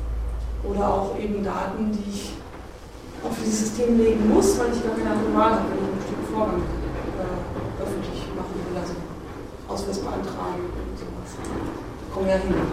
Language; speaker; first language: German; native; German